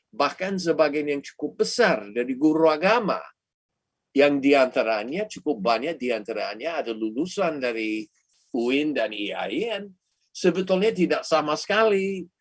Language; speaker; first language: Indonesian; non-native, fluent; English